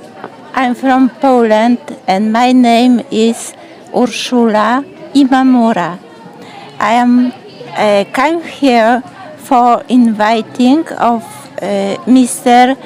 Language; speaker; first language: English; non-native, learner; Polish